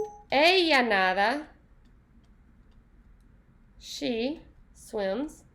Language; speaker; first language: Spanish; non-native, learner; English